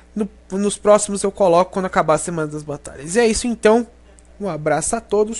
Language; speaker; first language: Portuguese; native; Portuguese